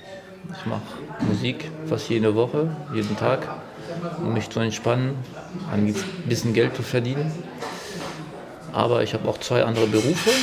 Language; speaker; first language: German; non-native, fluent; French